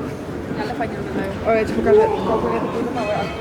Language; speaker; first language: Polish; native; Polish